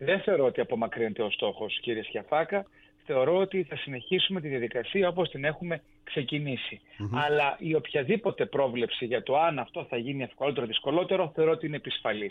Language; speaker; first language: Greek; native; Greek